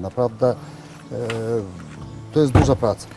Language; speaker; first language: Polish; non-native, learner; Ukrainian